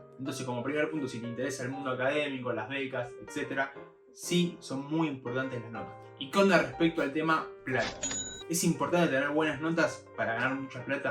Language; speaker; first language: Spanish; native; Spanish